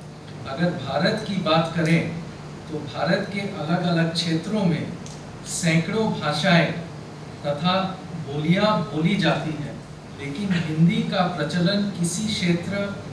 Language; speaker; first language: Hindi; non-native, local second language; Bangla